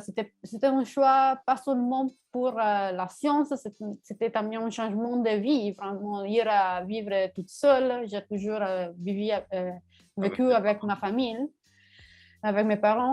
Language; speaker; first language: French; non-native, learner; Italian